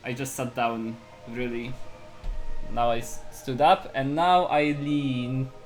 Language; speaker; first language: English; non-native, fluent; Polish